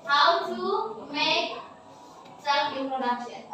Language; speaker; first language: English; non-native, learner; Indonesian